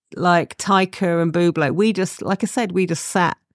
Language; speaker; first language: English; native; English